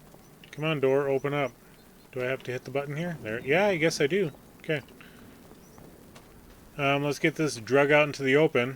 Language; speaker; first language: English; native; English